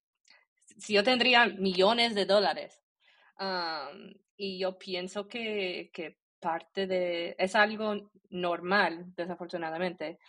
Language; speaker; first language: Spanish; early bilingual, heritage; Spanish